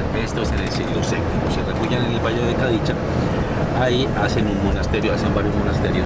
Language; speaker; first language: Spanish; native; Spanish